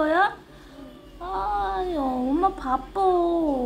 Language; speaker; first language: Korean; native; Korean